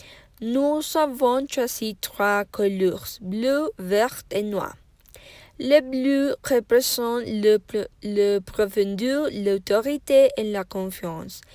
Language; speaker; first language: French; non-native, learner; Spanish